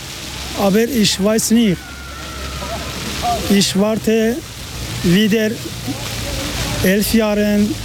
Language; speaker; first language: German; non-native, learner; Persian